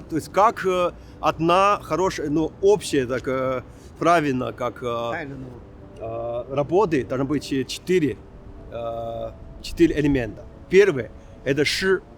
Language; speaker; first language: Russian; non-native, fluent; Chinese